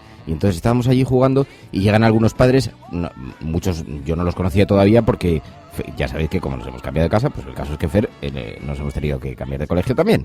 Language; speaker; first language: Spanish; native; Spanish